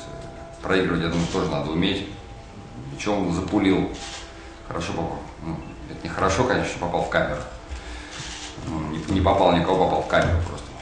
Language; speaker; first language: Russian; native; Russian